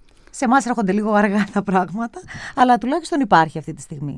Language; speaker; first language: Greek; native; Greek